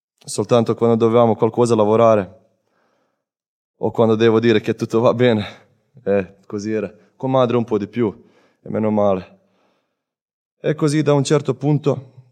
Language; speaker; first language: Italian; non-native, learner; Croatian